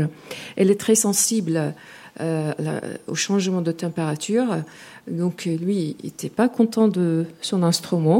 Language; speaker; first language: French; non-native, fluent; Arabic